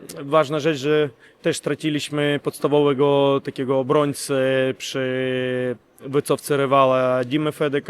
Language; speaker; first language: Polish; non-native, learner; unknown